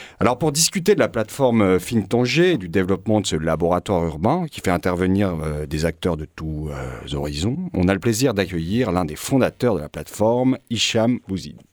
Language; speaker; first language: French; native; French